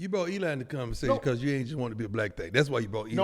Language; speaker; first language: English; native; English